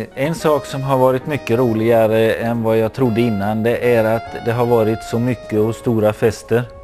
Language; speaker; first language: Swedish; native; Swedish